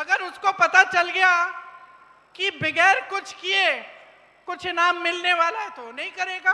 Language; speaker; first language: Hindi; native; Hindi